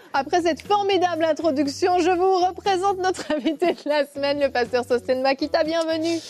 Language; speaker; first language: French; native; French